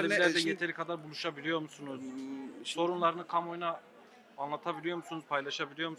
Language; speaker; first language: Turkish; native; Turkish